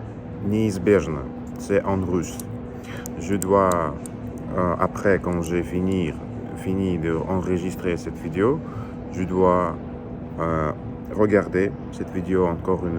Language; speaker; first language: French; non-native, learner; Russian